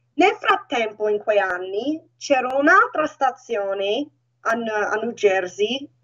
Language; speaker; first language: Italian; native; Italian